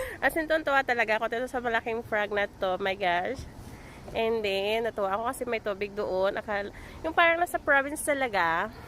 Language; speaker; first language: Filipino; native; Filipino